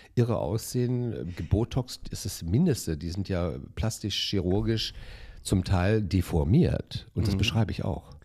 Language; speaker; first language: German; native; German